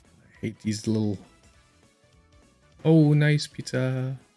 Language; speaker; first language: English; native; English